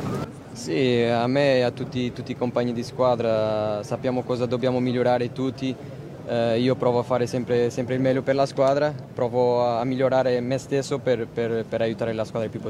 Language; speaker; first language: Italian; non-native, fluent; Portuguese